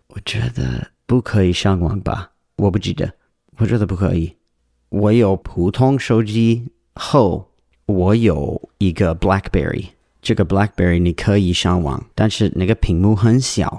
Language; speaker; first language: Chinese; non-native, learner; English